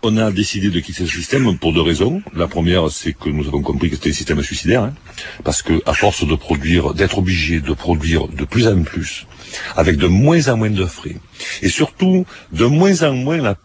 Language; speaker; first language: French; native; French